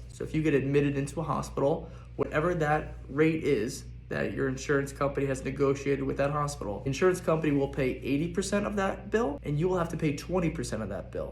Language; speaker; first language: English; native; English